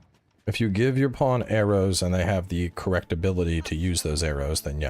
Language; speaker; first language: English; native; English